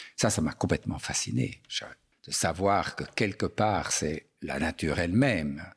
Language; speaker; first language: French; native; French